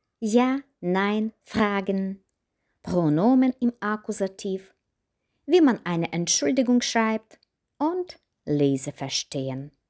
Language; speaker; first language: German; non-native, fluent; Ukrainian